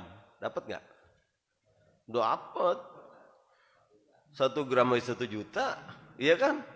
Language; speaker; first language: Indonesian; native; Indonesian